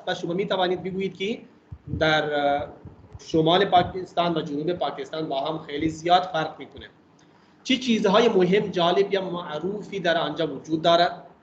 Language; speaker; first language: Persian; non-native, fluent; Urdu